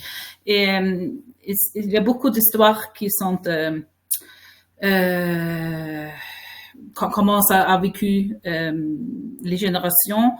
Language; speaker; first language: French; non-native, fluent; Faroese